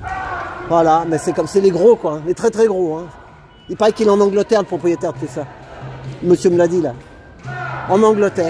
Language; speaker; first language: French; native; French